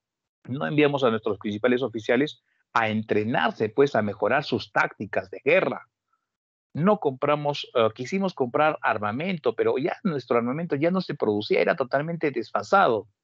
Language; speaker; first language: Spanish; native; Spanish